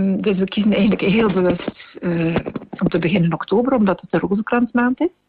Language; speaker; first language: Dutch; native; Dutch